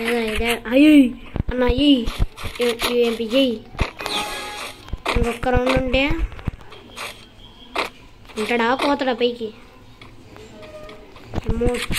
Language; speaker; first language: Telugu; native; Telugu